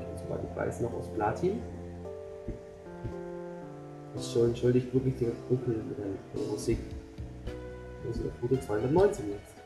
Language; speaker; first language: German; native; German